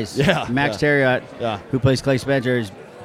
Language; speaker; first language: English; native; English